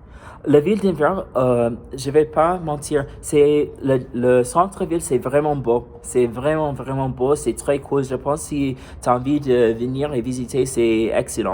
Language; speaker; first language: French; non-native, fluent; English